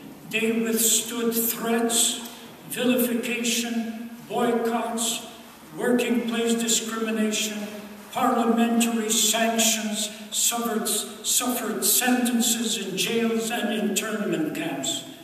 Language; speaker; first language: English; early bilingual, other home language; Ukrainian